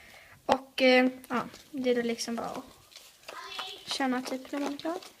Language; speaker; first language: Swedish; native; Swedish